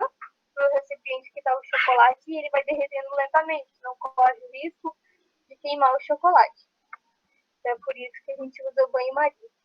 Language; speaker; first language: Portuguese; native; Portuguese